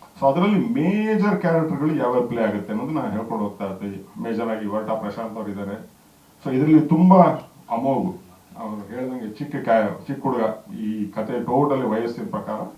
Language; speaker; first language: Kannada; native; Kannada